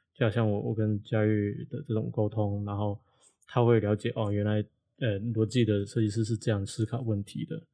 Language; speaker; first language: Chinese; non-native, local second language; Cantonese